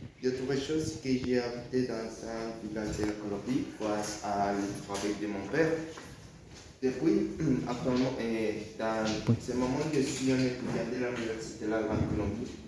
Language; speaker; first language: French; non-native, learner; Spanish